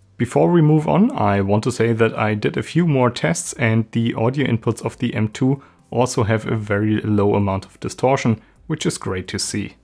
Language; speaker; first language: English; non-native, fluent; German